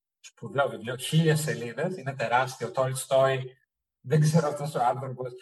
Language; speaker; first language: Greek; early bilingual, heritage; Greek